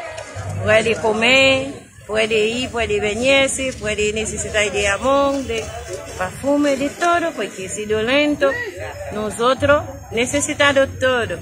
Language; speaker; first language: Spanish; non-native, learner; Haitian Creole